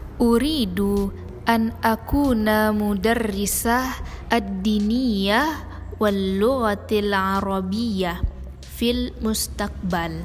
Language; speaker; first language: Arabic; non-native, learner; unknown